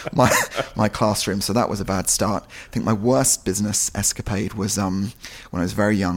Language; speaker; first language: English; native; English